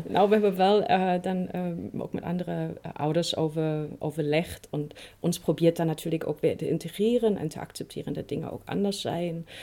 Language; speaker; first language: Dutch; non-native, fluent; German